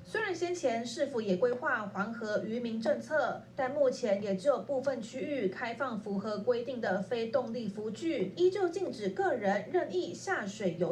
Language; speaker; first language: Chinese; native; Chinese